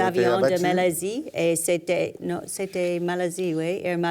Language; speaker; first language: French; non-native, learner; English